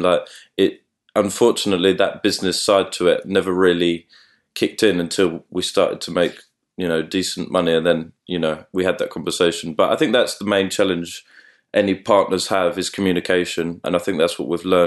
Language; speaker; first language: English; native; English